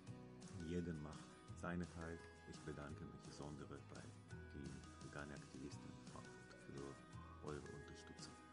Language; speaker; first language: German; non-native, learner; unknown